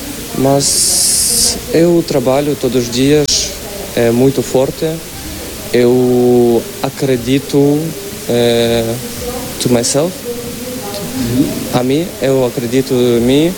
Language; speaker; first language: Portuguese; non-native, learner; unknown